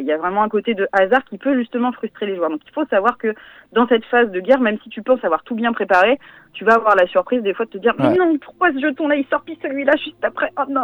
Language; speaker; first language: French; native; French